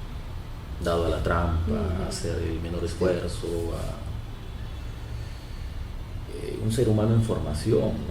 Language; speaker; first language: Spanish; native; Spanish